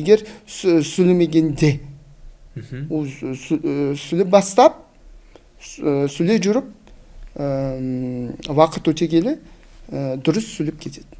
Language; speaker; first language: Kazakh; non-native, local second language; Russian